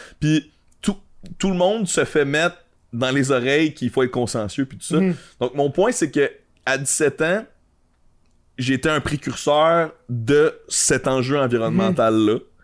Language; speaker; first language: French; native; French